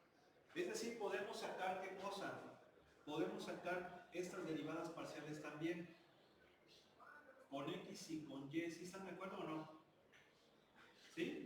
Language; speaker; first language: Spanish; native; Spanish